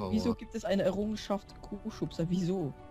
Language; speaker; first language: German; native; German